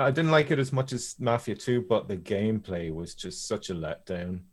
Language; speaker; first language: English; native; English